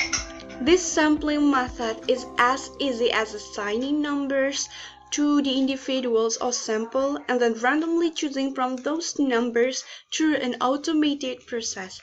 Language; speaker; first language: English; non-native, learner; Indonesian